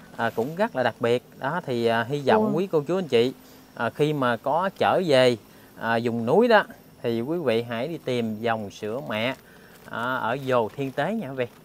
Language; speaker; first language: Vietnamese; native; Vietnamese